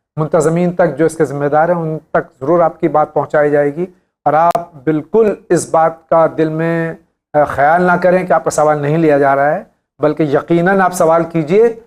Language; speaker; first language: Urdu; native; Urdu